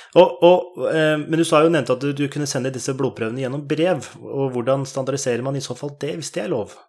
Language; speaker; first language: Norwegian; native; Norwegian